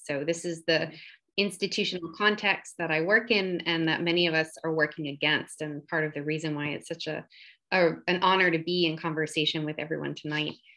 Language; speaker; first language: English; native; English